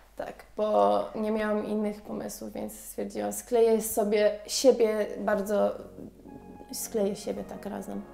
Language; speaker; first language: Polish; early bilingual, heritage; Polish